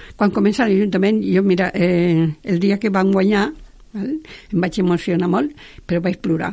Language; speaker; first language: Catalan; non-native, local second language; Spanish